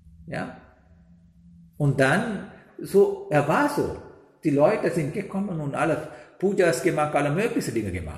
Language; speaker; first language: German; non-native, learner; Sinhala